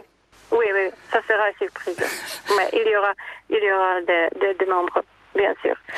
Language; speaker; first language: French; non-native, fluent; Czech